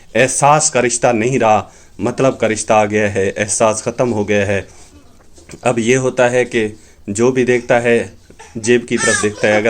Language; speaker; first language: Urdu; non-native, local second language; Punjabi